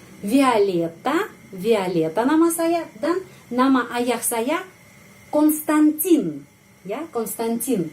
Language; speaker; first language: Indonesian; non-native, fluent; Russian